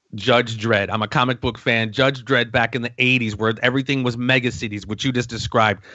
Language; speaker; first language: English; native; English